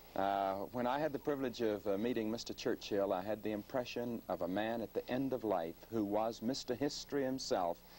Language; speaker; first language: English; native; English